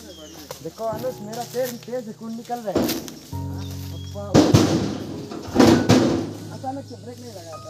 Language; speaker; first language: Hindi; non-native, local second language; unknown